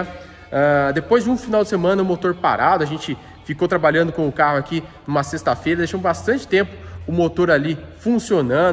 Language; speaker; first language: Portuguese; native; Portuguese